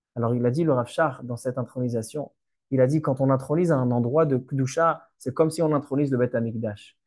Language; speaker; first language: French; native; French